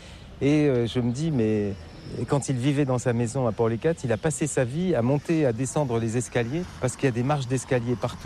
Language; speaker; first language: French; native; French